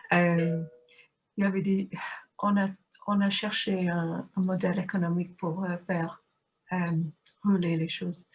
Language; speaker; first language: French; non-native, fluent; English